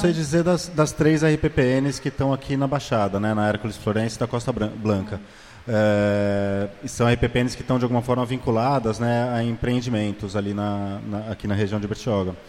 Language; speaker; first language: Portuguese; native; Portuguese